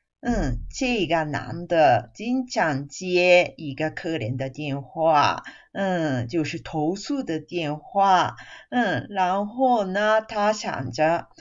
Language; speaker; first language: Chinese; non-native, fluent; Japanese